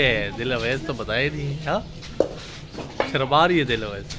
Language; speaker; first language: Urdu; native; Urdu